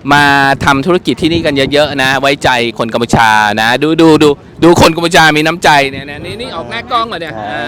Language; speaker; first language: Thai; native; Thai